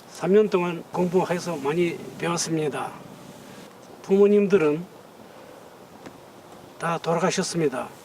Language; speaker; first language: Korean; non-native, learner; Russian